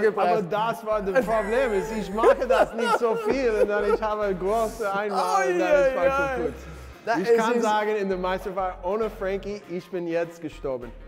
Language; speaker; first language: German; non-native, learner; English